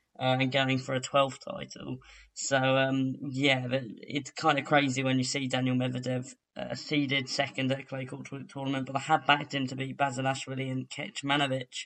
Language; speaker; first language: English; native; English